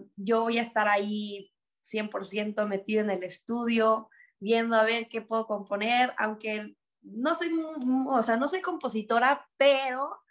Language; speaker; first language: Spanish; native; Spanish